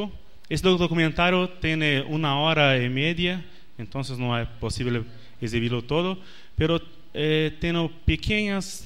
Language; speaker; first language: Spanish; non-native, learner; Portuguese